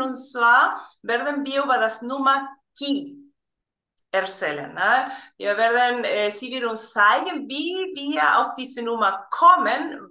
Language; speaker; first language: German; non-native, fluent; Spanish